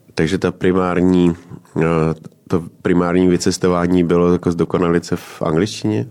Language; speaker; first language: Czech; native; Czech